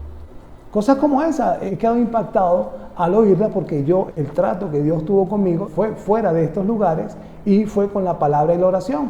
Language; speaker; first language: Spanish; native; Spanish